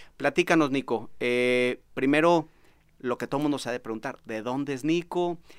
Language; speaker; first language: Spanish; native; Spanish